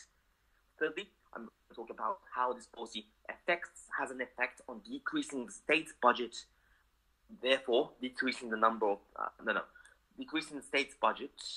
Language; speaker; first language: English; non-native, fluent; Japanese